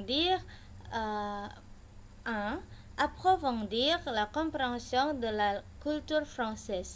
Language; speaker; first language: French; non-native, learner; Indonesian